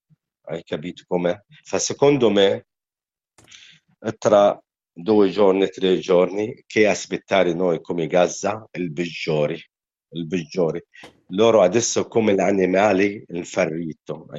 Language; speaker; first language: Italian; non-native, learner; Arabic